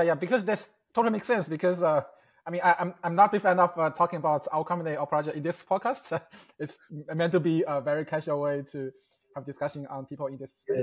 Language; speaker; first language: English; non-native, fluent; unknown